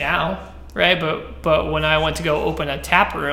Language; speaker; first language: English; native; English